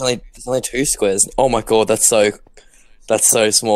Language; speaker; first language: English; native; English